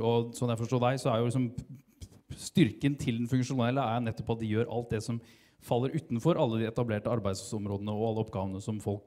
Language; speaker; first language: Norwegian; native; Norwegian